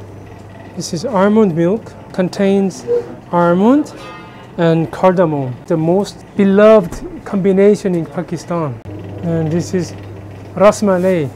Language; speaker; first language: English; non-native, fluent; Korean